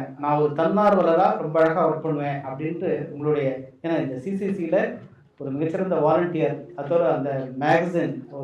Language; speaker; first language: Tamil; native; Tamil